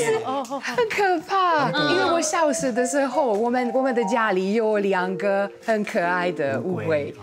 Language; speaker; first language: Chinese; non-native, learner; Hungarian